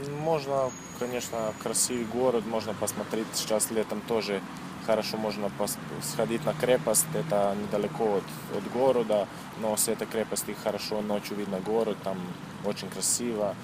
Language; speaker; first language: Russian; non-native, learner; Serbian